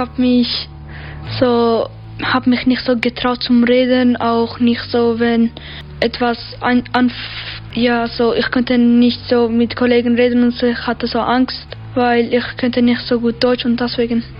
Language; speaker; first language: German; early bilingual, other home language; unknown